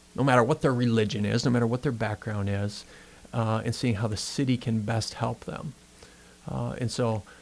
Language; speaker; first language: English; native; English